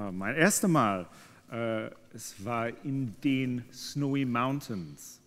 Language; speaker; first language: German; non-native, learner; English